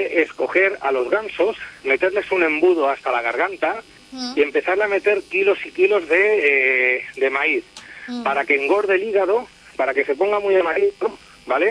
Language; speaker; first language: Spanish; native; Spanish